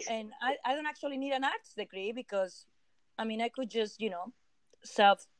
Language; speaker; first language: English; non-native, fluent; Spanish